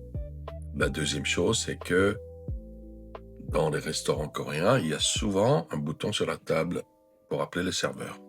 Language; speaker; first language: French; non-native, fluent; Korean